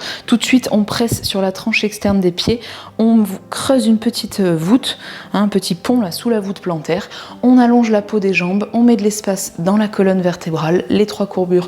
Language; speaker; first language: French; native; French